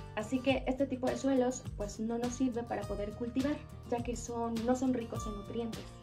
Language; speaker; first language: Spanish; native; Spanish